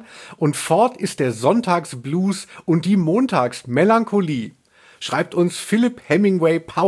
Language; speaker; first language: German; native; German